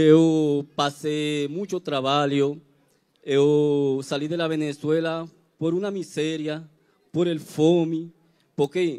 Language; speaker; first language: Portuguese; non-native, learner; Spanish